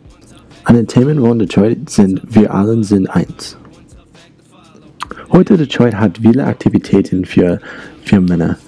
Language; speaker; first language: German; non-native, learner; English